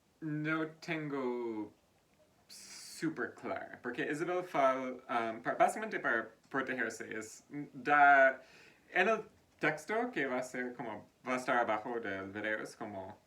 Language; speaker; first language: Spanish; non-native, fluent; English